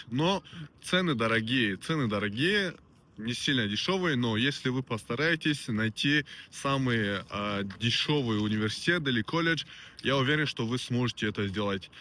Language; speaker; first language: Russian; non-native, local second language; Tajik